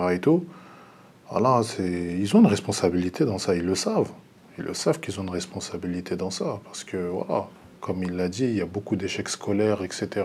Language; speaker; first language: French; early bilingual, other home language; Lingala